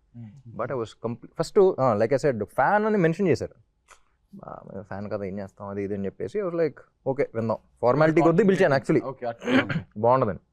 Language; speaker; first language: Telugu; native; Telugu